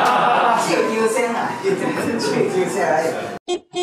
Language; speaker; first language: Chinese; non-native, fluent; Japanese